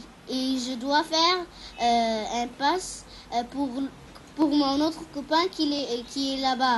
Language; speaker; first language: French; non-native, fluent; Arabic